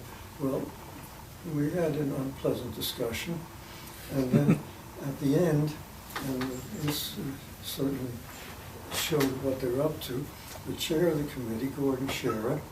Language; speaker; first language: English; native; English